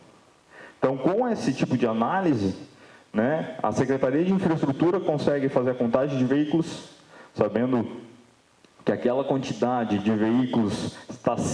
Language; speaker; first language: Portuguese; native; Portuguese